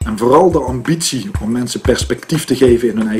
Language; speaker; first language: Dutch; native; Dutch